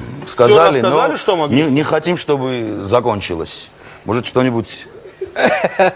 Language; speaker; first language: Russian; non-native, fluent; Georgian